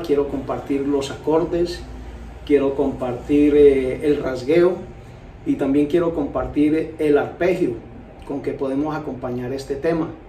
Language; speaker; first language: Spanish; native; Spanish